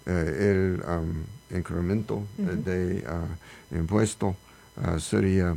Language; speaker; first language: Spanish; non-native, learner; English